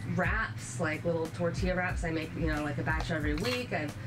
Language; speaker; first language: English; native; English